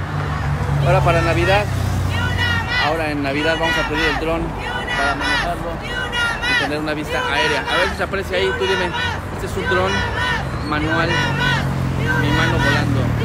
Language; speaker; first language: Spanish; native; Spanish